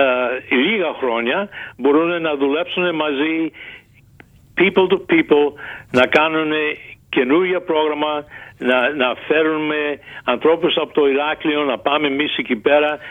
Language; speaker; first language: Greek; early bilingual, heritage; Greek